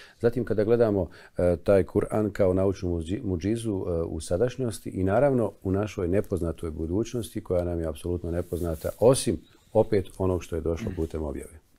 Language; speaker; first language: Bosnian; native; Bosnian